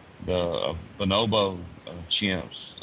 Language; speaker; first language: English; native; English